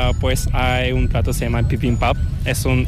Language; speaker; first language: Spanish; non-native, fluent; Korean